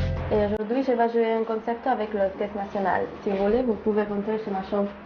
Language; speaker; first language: French; non-native, learner; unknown